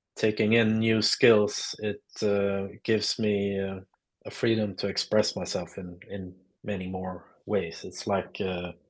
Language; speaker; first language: English; non-native, fluent; Swedish